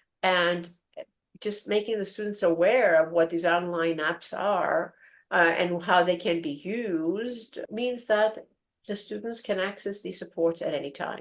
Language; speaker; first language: English; non-native, fluent; Greek